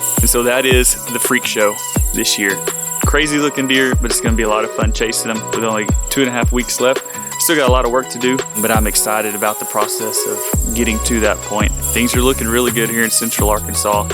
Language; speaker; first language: English; native; English